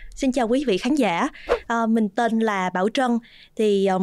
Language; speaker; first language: Vietnamese; native; Vietnamese